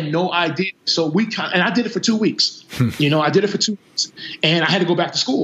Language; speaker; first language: English; native; English